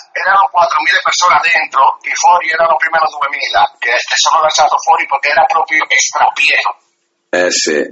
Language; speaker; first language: Italian; early bilingual, other home language; Spanish